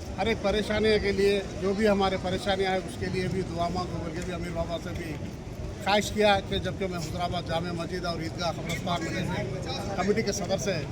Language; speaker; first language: Urdu; native; Urdu